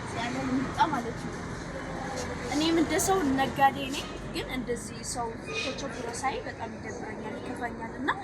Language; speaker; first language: Amharic; non-native, local second language; Tigrinya